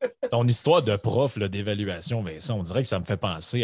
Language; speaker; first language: French; native; French